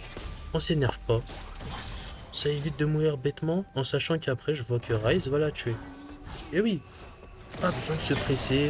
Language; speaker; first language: French; native; French